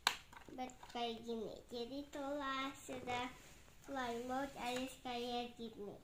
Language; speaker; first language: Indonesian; early bilingual, heritage; English